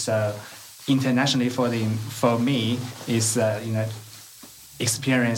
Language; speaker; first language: English; non-native, learner; Chinese